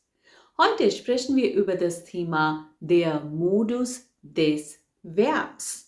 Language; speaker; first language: German; non-native, fluent; Hindi